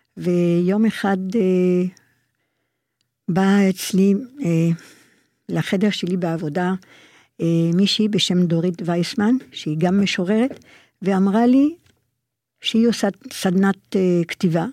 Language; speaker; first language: Hebrew; non-native, fluent; French